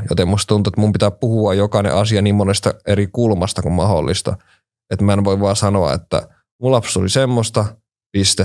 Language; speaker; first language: Finnish; native; Finnish